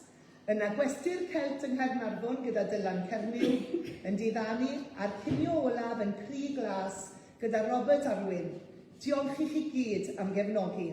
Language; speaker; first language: Welsh; native; Welsh